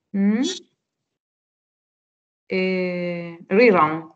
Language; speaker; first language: French; non-native, learner; Italian